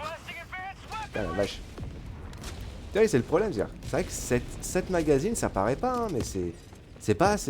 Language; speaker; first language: French; native; French